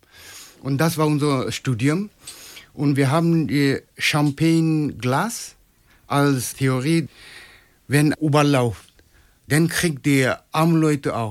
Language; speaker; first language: German; non-native, learner; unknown